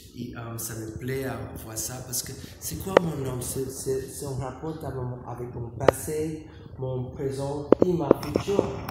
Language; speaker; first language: French; non-native, fluent; English